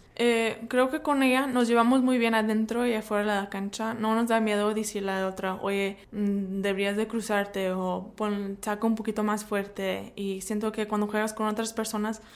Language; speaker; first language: Spanish; early bilingual, heritage; Spanish